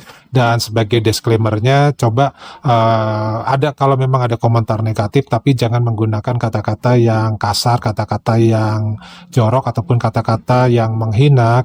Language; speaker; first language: Indonesian; native; Indonesian